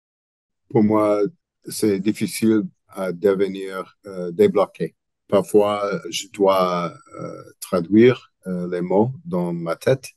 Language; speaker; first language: French; non-native, learner; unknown